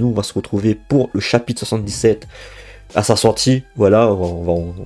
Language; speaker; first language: French; native; French